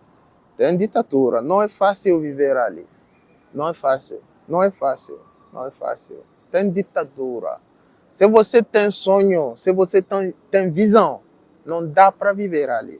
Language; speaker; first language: Portuguese; non-native, learner; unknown